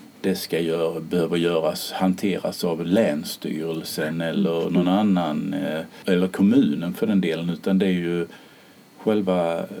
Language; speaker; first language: Swedish; native; Swedish